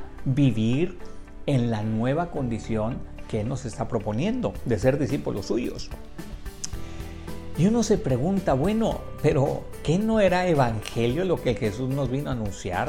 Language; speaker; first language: Spanish; native; Spanish